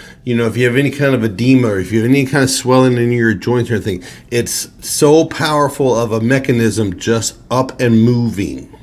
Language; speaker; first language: English; native; English